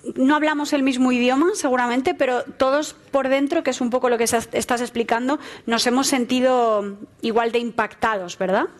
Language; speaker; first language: Spanish; native; Spanish